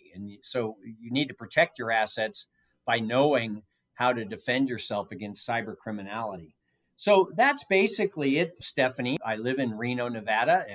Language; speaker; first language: English; native; English